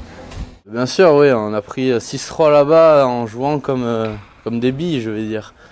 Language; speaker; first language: French; native; French